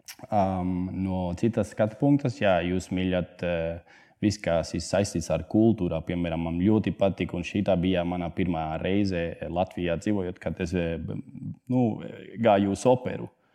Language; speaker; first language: Latvian; non-native, fluent; Spanish